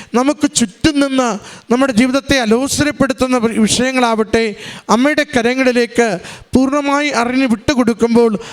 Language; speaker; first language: Malayalam; native; Malayalam